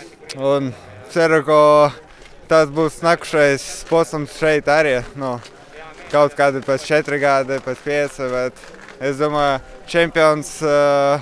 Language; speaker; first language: Latvian; non-native, local second language; Russian